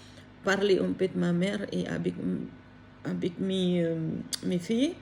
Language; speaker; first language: French; non-native, learner; Filipino